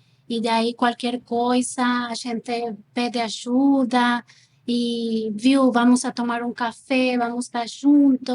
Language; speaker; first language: Portuguese; non-native, fluent; Spanish